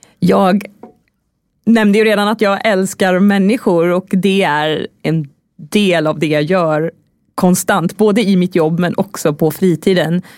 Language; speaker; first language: Swedish; native; Swedish